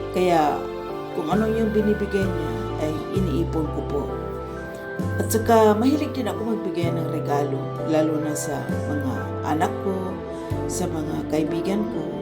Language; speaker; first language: Filipino; non-native, local second language; Cebuano